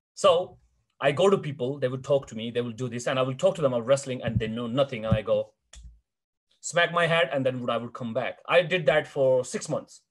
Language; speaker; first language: English; non-native, local second language; Hindi